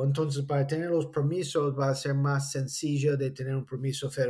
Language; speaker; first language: Spanish; non-native, fluent; English